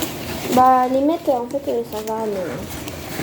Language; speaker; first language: French; native; French